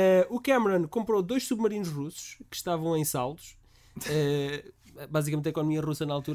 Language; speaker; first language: Portuguese; native; Portuguese